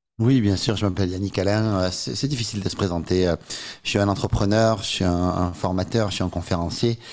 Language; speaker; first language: French; native; French